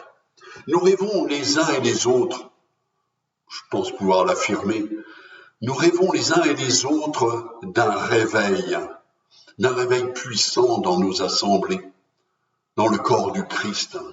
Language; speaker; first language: French; native; French